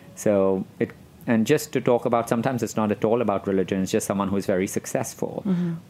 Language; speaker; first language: English; non-native, local second language; Gujarati